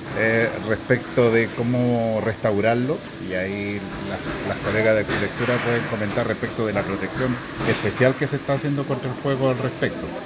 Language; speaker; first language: Spanish; native; Spanish